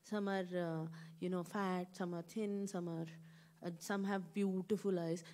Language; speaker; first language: English; non-native, local second language; Kannada